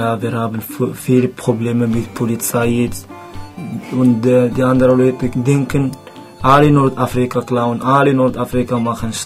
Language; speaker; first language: German; non-native, learner; Arabic